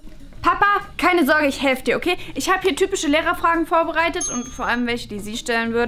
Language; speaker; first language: German; native; German